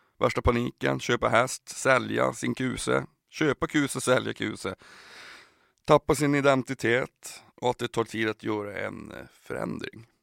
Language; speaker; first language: Swedish; native; Swedish